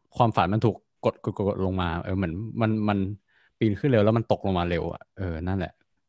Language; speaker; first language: Thai; native; Thai